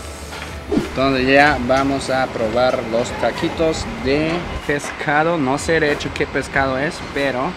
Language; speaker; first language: Spanish; non-native, fluent; German